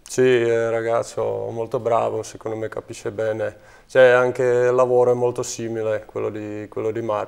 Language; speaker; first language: Italian; non-native, fluent; Czech